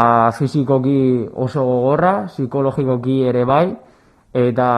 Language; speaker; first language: Basque; non-native, local second language; Spanish